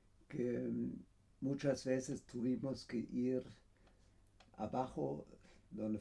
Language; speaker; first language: Spanish; non-native, fluent; German